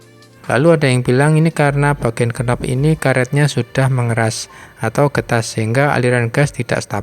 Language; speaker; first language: Indonesian; native; Indonesian